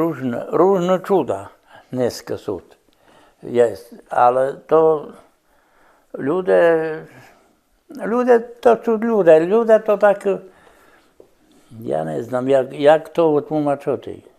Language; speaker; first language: Polish; non-native, local second language; Rusyn